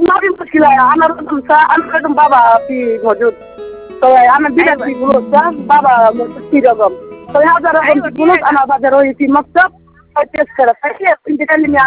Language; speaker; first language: Arabic; non-native, learner; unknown